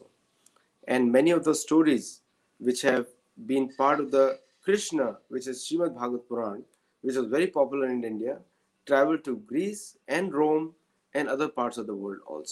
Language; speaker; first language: English; non-native, local second language; Marathi